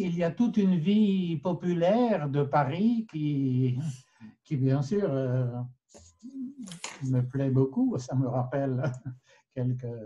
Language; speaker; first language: French; non-native, fluent; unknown